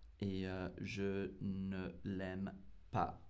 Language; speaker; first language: French; non-native, learner; English